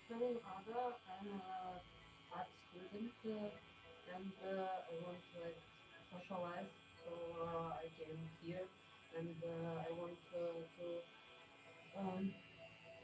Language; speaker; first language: English; non-native, learner; Ukrainian